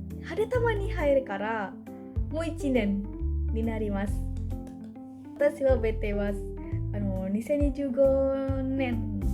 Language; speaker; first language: Japanese; non-native, learner; Indonesian